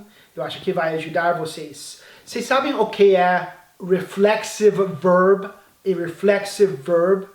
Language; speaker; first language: Portuguese; non-native, fluent; English